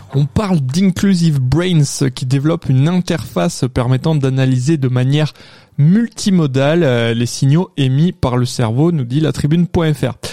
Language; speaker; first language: French; native; French